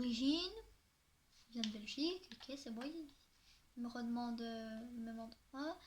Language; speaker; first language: French; native; French